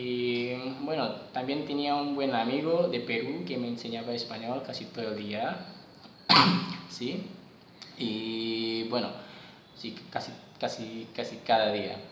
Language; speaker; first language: Spanish; non-native, learner; Indonesian